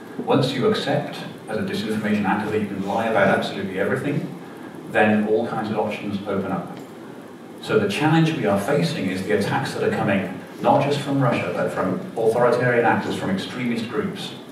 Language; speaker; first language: English; native; English